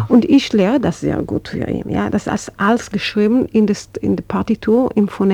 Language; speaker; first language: German; non-native, learner; Hebrew